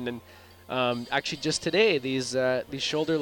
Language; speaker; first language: English; native; English